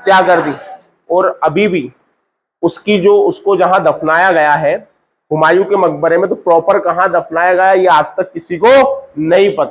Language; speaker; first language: Hindi; native; Hindi